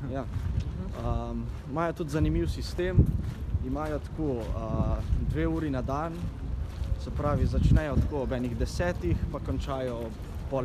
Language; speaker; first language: Slovenian; native; Slovenian